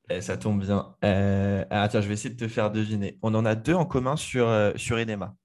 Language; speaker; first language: French; native; French